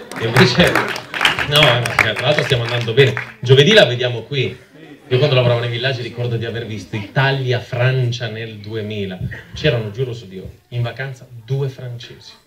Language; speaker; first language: Italian; native; Italian